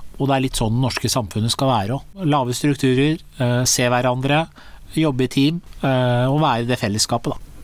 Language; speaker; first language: Norwegian; early bilingual, other home language; Persian